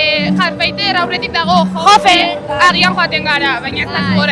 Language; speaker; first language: Basque; non-native, learner; Spanish